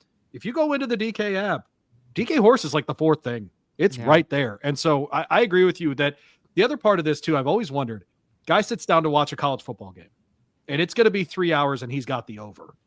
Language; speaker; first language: English; native; English